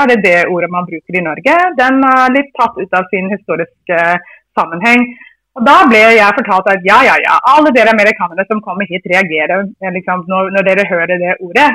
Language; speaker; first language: Norwegian; non-native, fluent; English